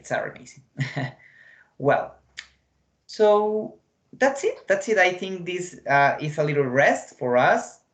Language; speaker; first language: English; non-native, fluent; Spanish